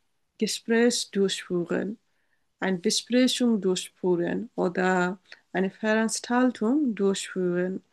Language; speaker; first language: German; non-native, learner; Bangla